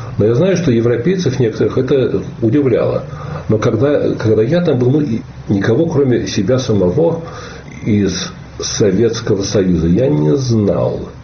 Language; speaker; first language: Russian; native; Russian